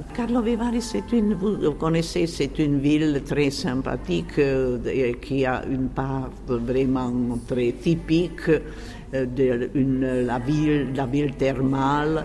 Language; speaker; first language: French; non-native, fluent; Czech